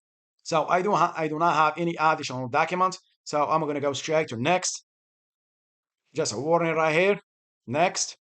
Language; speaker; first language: English; non-native, fluent; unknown